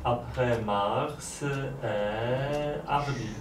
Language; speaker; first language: French; non-native, learner; Polish